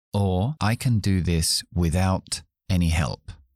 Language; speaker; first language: English; early bilingual, other home language; Spanish